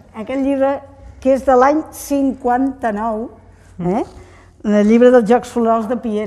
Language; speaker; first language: Catalan; native; Catalan